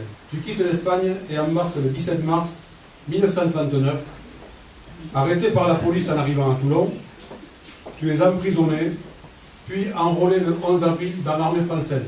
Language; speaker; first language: French; native; French